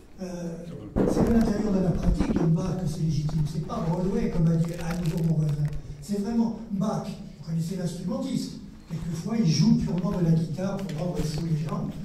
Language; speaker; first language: French; native; French